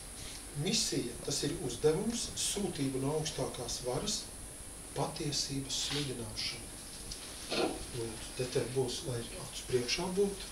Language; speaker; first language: Latvian; native; Latvian